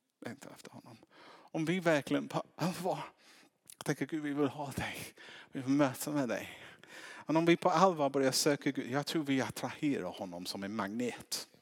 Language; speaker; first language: Swedish; non-native, fluent; English